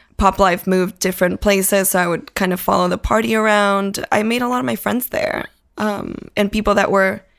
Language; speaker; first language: English; early bilingual, other home language; Spanish